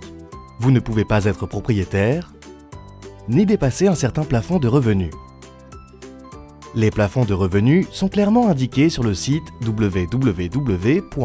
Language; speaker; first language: French; native; French